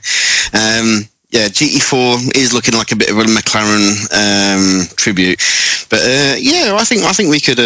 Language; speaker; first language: English; native; English